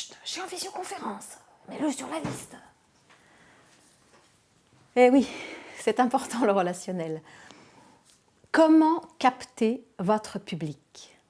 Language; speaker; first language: French; native; French